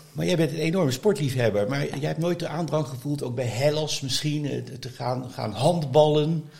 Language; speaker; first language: Dutch; native; Dutch